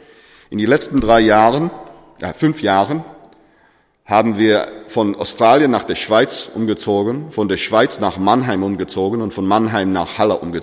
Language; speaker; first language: German; non-native, fluent; English